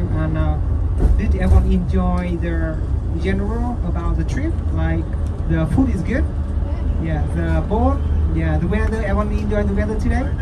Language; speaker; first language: English; non-native, fluent; Vietnamese